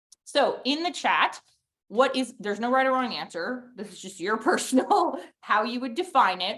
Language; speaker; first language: English; native; English